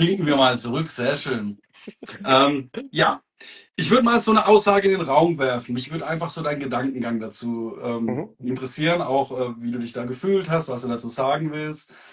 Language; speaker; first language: German; native; German